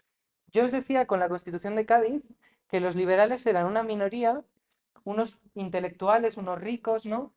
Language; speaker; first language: Spanish; native; Spanish